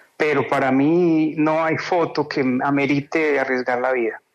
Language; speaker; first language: Spanish; native; Spanish